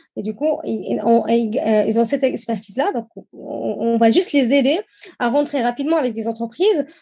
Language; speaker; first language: French; non-native, local second language; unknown